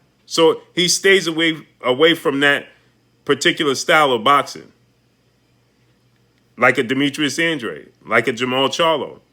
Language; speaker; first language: English; native; English